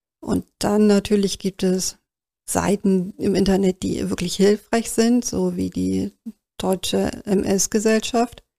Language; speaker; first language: German; native; German